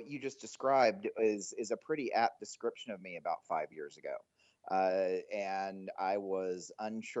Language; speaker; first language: English; native; English